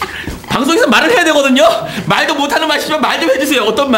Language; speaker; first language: Korean; native; Korean